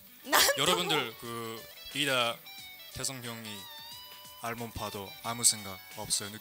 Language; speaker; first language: Korean; native; Korean